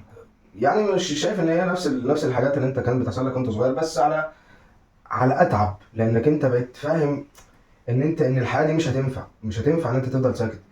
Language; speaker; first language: Arabic; native; Arabic